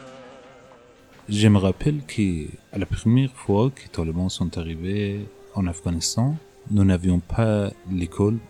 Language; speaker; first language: French; non-native, learner; Persian